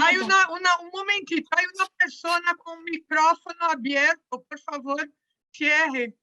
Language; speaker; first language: Spanish; non-native, learner; Portuguese